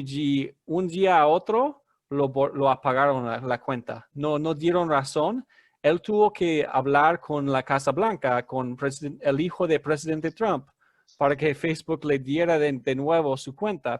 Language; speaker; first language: Spanish; non-native, fluent; English